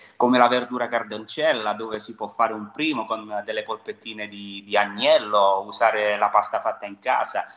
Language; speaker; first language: Italian; native; Italian